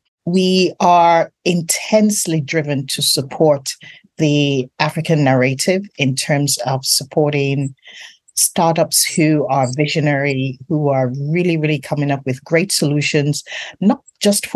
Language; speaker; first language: English; non-native, local second language; Yoruba